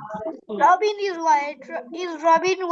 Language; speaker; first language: English; non-native, learner; Bangla